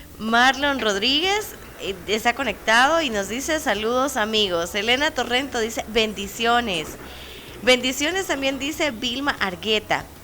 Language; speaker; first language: Spanish; native; Spanish